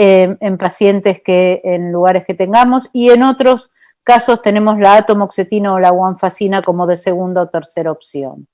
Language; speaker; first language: Spanish; native; Spanish